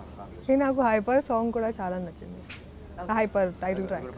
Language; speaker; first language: Telugu; non-native, learner; Hindi